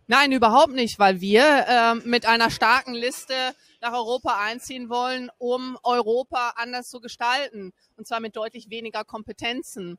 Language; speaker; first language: German; native; German